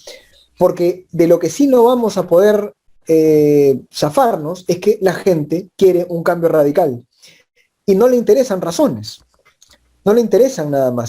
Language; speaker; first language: Spanish; native; Spanish